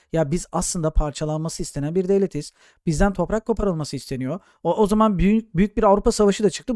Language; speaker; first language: Turkish; native; Turkish